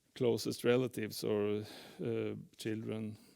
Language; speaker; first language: English; non-native, fluent; Norwegian